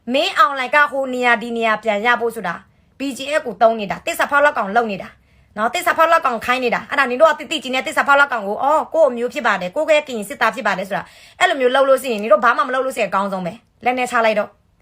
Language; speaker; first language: Burmese; non-native, local second language; S'gaw Karen